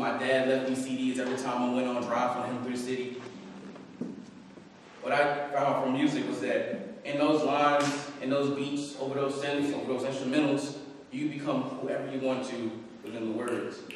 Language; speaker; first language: English; native; English